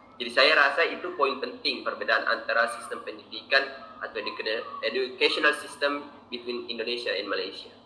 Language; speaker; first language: Indonesian; native; Indonesian